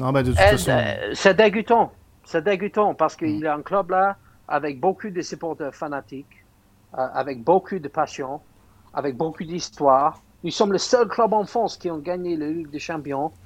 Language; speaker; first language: French; non-native, fluent; English